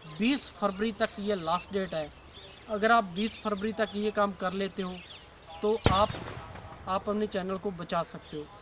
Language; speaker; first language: Hindi; non-native, local second language; Punjabi